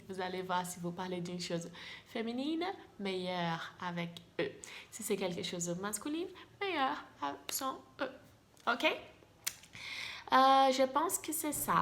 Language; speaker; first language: French; non-native, fluent; Portuguese